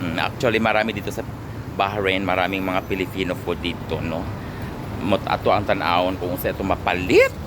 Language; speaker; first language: Filipino; non-native, local second language; Cebuano